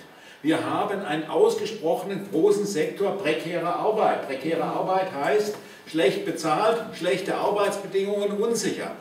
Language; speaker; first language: German; native; German